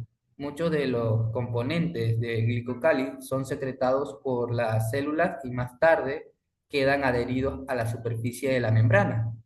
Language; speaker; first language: Spanish; native; Spanish